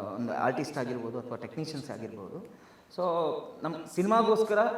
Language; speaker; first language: Kannada; native; Kannada